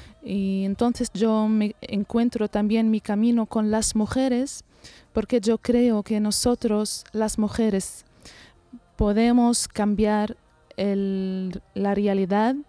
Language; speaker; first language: Spanish; non-native, learner; Arabic